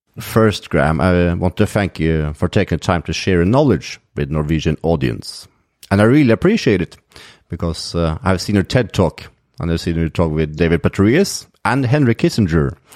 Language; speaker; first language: English; non-native, fluent; Norwegian